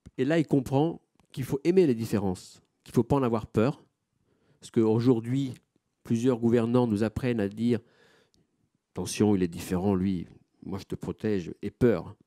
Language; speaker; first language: French; non-native, fluent; Italian